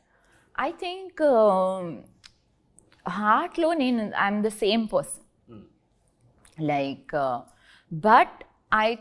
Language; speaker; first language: Telugu; non-native, learner; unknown